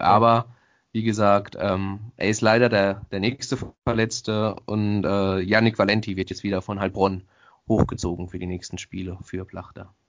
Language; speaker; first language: German; native; German